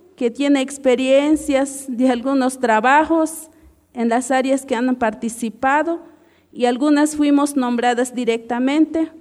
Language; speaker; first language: Spanish; non-native, local second language; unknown